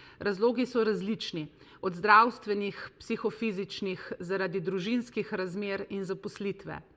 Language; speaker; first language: Slovenian; native; Slovenian